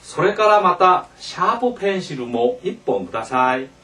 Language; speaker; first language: Japanese; non-native, fluent; Korean